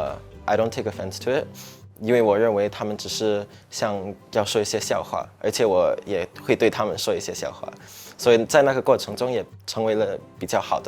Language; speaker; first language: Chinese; non-native, local second language; English